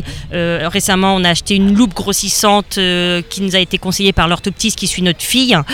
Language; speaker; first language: French; native; French